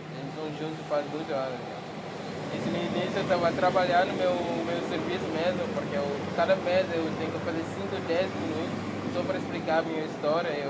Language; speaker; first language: Portuguese; non-native, learner; Haitian Creole